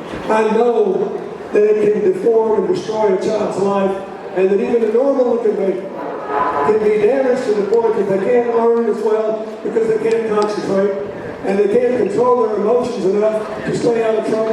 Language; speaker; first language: English; native; English